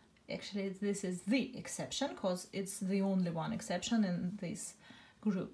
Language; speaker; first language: English; non-native, fluent; Russian